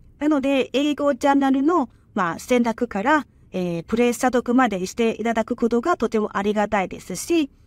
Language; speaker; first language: Japanese; non-native, fluent; Chinese